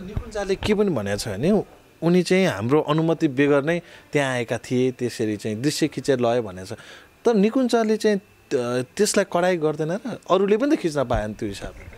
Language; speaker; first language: Nepali; native; Nepali